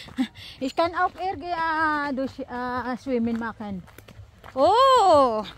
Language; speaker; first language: German; non-native, learner; Filipino